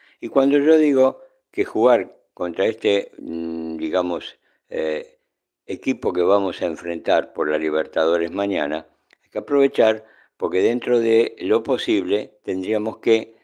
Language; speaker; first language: Spanish; native; Spanish